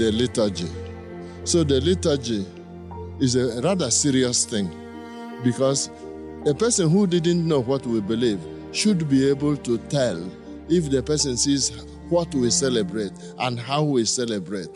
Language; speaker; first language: English; non-native, local second language; Igbo